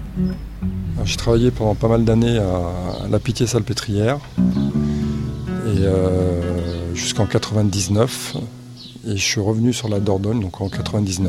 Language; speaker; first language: French; native; French